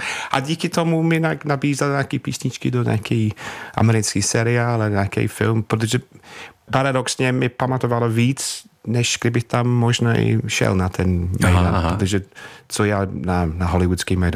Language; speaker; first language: Czech; non-native, fluent; English